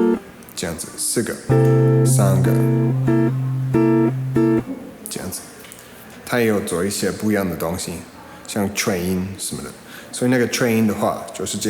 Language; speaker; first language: Chinese; non-native, fluent; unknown